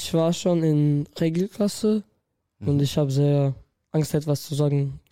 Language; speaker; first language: German; non-native, learner; Russian